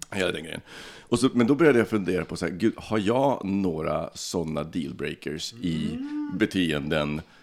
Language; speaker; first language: Swedish; early bilingual, other home language; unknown